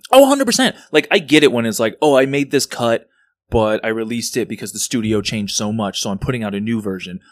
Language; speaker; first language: English; native; English